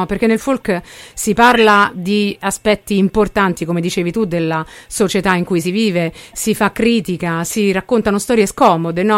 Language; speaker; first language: Italian; native; Italian